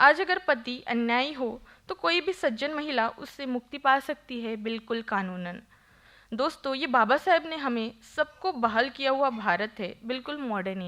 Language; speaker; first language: Hindi; non-native, local second language; Marathi